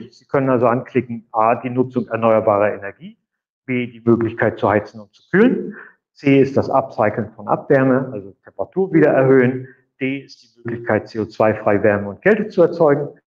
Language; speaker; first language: German; native; German